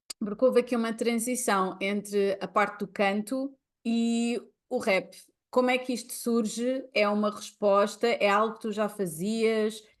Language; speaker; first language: Portuguese; native; Portuguese